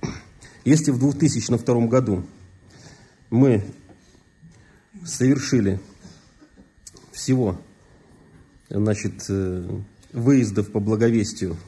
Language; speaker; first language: Russian; native; Russian